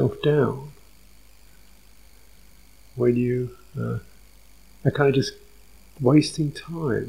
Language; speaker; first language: English; native; English